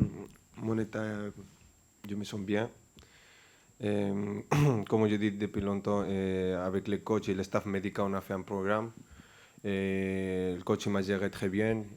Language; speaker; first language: French; non-native, fluent; Spanish